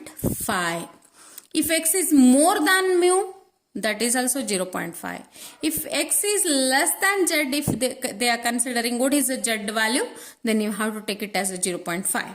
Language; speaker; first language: English; non-native, local second language; Kannada